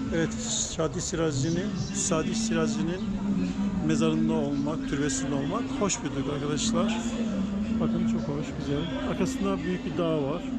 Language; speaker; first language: Turkish; native; Turkish